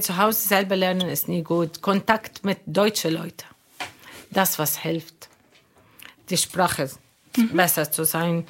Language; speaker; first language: German; non-native, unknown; Arabic